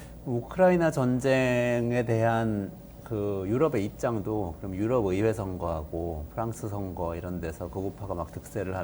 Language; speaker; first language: Korean; native; Korean